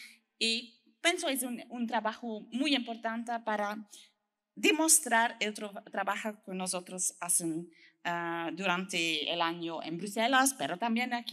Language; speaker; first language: Spanish; non-native, learner; French